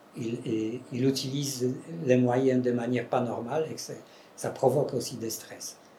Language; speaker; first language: French; non-native, fluent; Polish